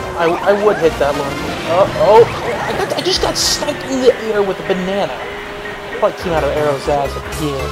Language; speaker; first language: English; native; English